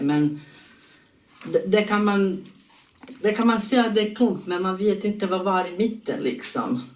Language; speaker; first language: Swedish; non-native, learner; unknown